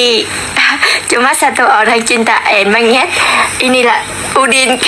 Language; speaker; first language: Indonesian; non-native, learner; Vietnamese